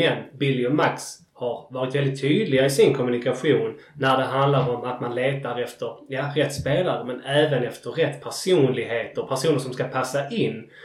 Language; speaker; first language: Swedish; native; Swedish